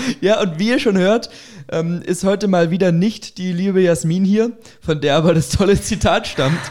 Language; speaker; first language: German; native; German